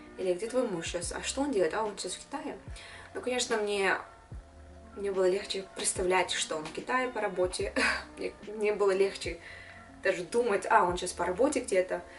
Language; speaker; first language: Russian; non-native, local second language; Kyrgyz